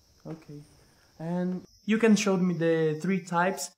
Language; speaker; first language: English; non-native, learner; Portuguese